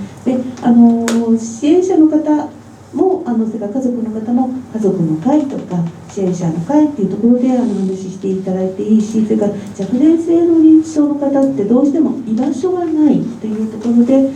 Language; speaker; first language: Japanese; native; Japanese